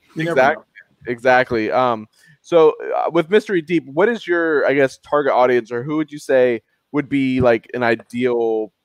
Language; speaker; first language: English; native; English